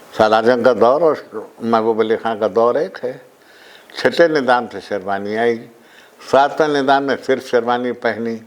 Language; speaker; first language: Urdu; native; Urdu